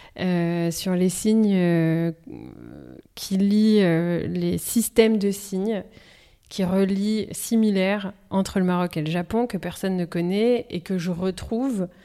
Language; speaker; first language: French; native; French